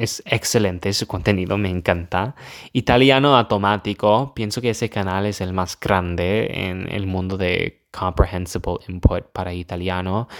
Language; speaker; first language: Spanish; non-native, fluent; English